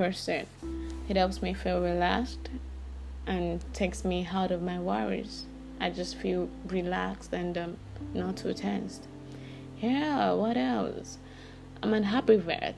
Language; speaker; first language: English; non-native, local second language; Yoruba